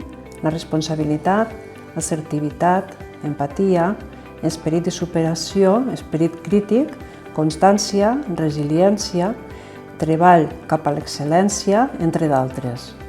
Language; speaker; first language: Catalan; native; Catalan